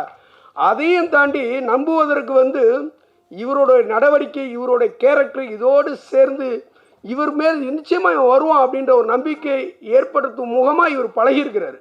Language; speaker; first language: Tamil; native; Tamil